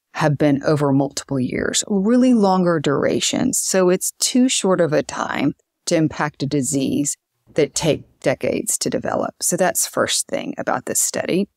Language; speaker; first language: English; native; English